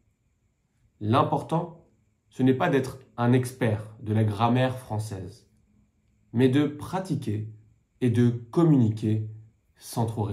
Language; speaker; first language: French; native; French